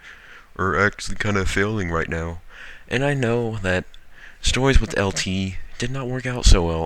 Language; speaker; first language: English; native; English